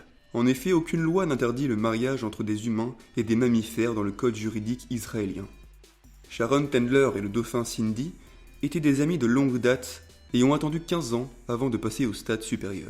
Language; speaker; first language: French; native; French